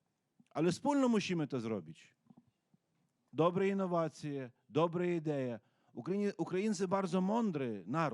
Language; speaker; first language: Polish; non-native, learner; Ukrainian